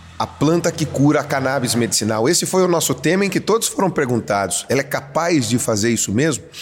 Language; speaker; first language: Portuguese; native; Portuguese